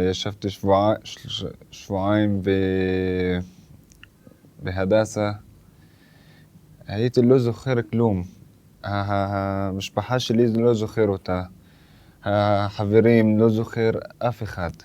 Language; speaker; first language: Hebrew; non-native, local second language; Arabic